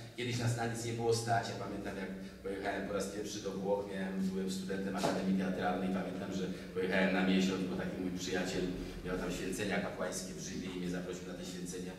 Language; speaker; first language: Polish; native; Polish